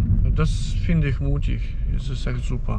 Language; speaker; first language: German; non-native, fluent; Ukrainian